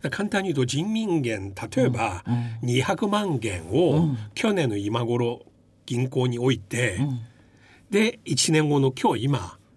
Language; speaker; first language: Japanese; non-native, fluent; Chinese